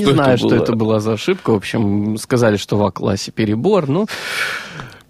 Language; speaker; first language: Russian; native; Russian